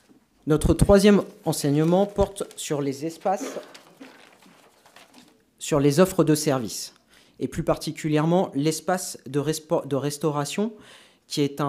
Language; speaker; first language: French; native; French